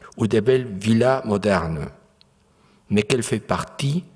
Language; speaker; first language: French; non-native, fluent; Spanish